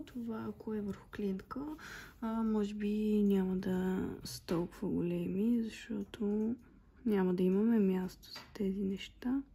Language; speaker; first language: Bulgarian; native; Bulgarian